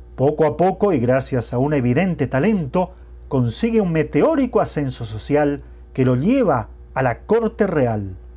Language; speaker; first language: Spanish; non-native, fluent; Portuguese